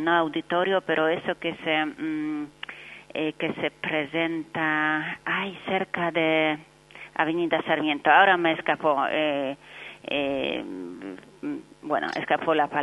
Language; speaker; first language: Spanish; non-native, fluent; Polish